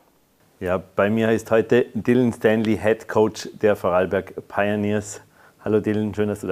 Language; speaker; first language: German; native; German